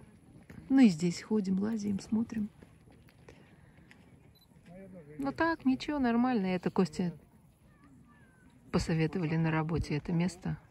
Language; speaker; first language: Russian; native; Russian